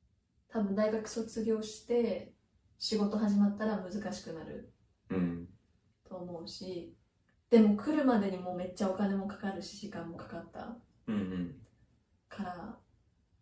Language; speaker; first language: Japanese; native; Japanese